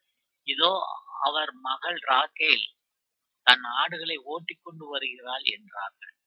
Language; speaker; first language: Tamil; native; Tamil